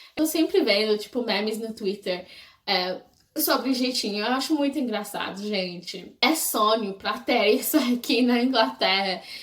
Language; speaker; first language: Portuguese; non-native, fluent; English